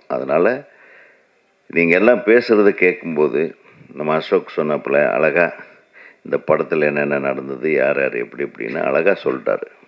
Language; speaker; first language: Tamil; native; Tamil